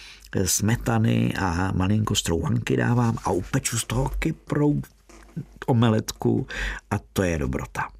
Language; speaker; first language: Czech; native; Czech